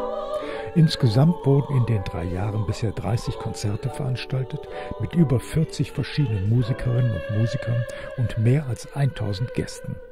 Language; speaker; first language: German; native; German